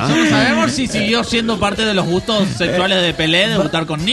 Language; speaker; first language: Spanish; native; Spanish